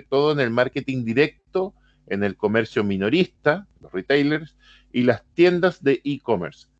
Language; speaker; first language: Spanish; native; Spanish